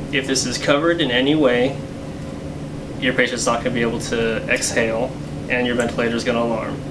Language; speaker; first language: English; native; English